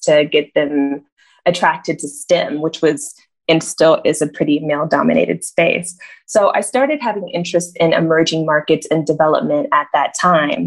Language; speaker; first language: English; native; English